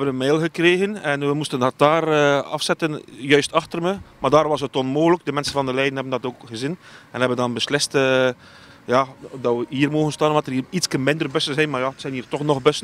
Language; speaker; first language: Dutch; native; Dutch